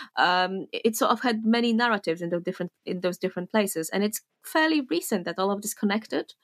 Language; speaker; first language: English; non-native, fluent; Polish